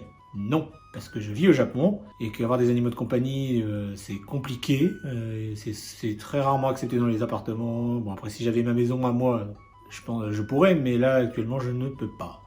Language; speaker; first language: French; native; French